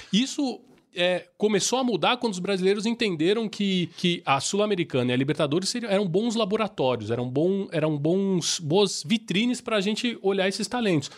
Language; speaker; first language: Portuguese; native; Portuguese